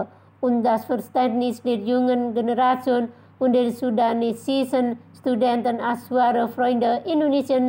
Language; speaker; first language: German; non-native, fluent; Indonesian